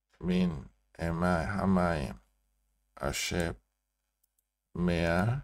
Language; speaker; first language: Hebrew; non-native, learner; Korean